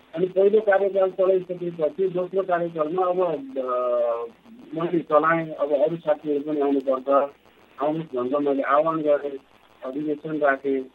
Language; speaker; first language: Nepali; native; Nepali